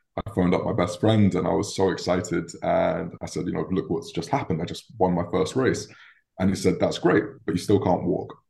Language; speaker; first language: English; native; English